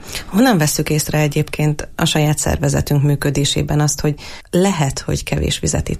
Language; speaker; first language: Hungarian; native; Hungarian